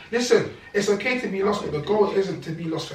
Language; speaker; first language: English; native; English